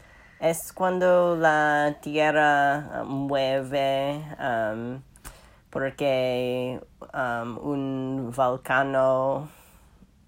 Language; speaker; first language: Spanish; non-native, learner; English